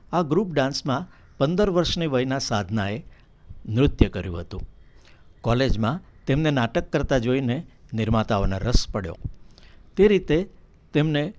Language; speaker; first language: Gujarati; native; Gujarati